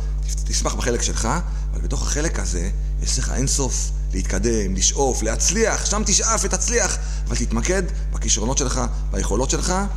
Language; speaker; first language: Hebrew; native; Hebrew